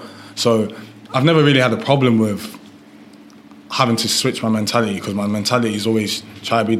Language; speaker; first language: English; early bilingual, other home language; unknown